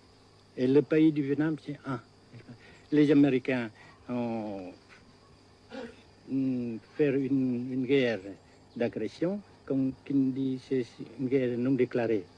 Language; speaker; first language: French; non-native, fluent; Vietnamese